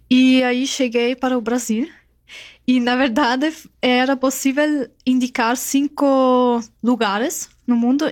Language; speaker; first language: Portuguese; non-native, fluent; German